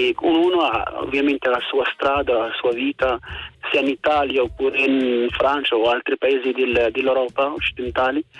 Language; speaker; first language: Italian; non-native, fluent; Arabic